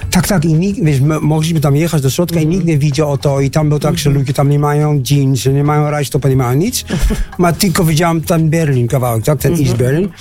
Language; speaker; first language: Polish; early bilingual, heritage; Polish